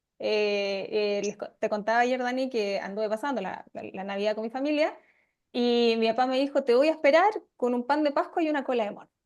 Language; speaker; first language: Spanish; native; Spanish